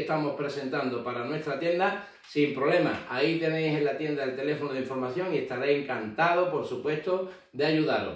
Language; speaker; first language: Spanish; native; Spanish